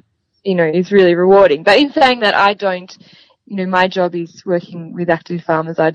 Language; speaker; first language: English; native; English